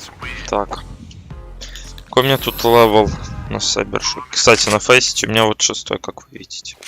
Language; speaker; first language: Russian; native; Russian